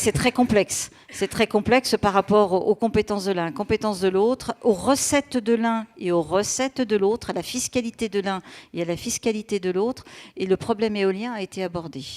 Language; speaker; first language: French; native; French